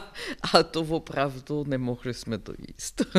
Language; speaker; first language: Czech; non-native, fluent; German